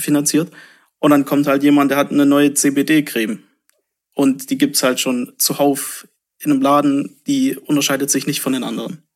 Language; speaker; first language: German; native; German